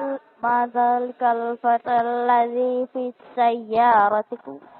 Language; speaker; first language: Arabic; non-native, learner; Indonesian